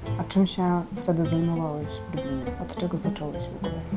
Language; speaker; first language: Polish; non-native, fluent; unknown